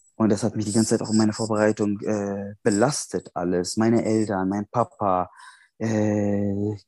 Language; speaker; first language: German; non-native, fluent; Arabic